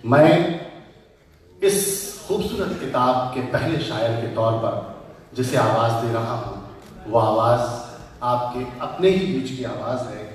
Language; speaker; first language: Urdu; native; Urdu